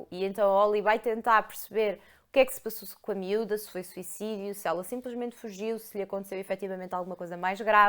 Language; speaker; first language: Portuguese; native; Portuguese